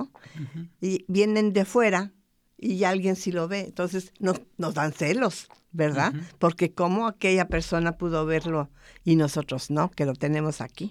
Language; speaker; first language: Spanish; native; Spanish